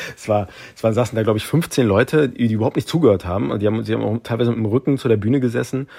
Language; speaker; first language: German; native; German